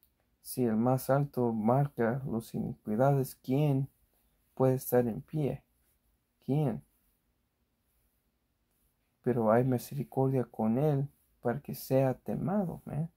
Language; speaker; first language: Spanish; early bilingual, heritage; Spanish